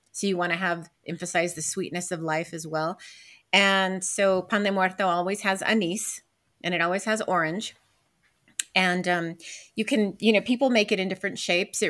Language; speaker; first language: English; native; English